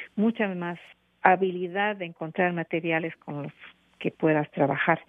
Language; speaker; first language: Spanish; native; Spanish